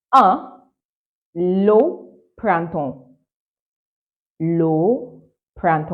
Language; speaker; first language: French; non-native, fluent; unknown